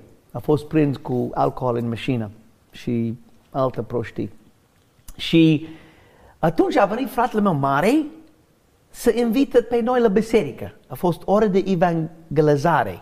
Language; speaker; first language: Romanian; non-native, learner; English